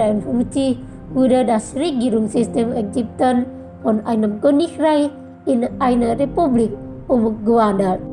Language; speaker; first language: German; non-native, fluent; Indonesian